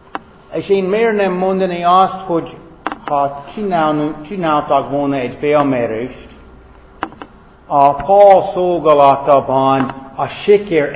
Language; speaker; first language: Hungarian; non-native, fluent; English